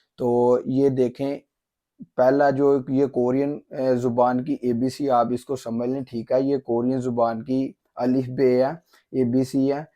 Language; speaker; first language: Urdu; non-native, local second language; Punjabi